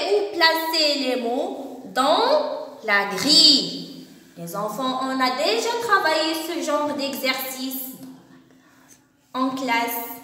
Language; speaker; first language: French; non-native, local second language; Arabic